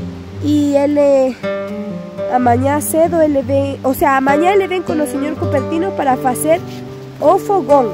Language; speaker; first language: Portuguese; non-native, local second language; Spanish